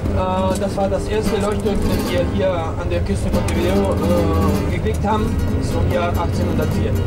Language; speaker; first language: German; non-native, fluent; Spanish